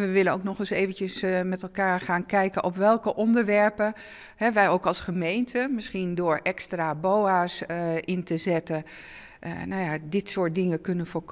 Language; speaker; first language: Dutch; native; Dutch